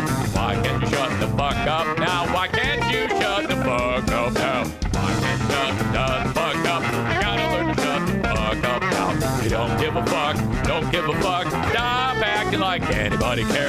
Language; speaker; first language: English; native; English